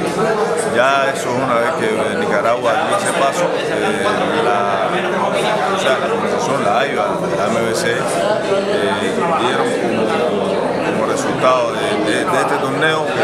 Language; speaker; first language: Spanish; native; Spanish